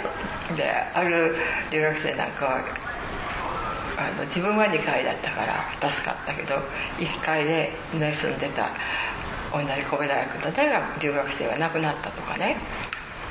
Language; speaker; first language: Japanese; native; Japanese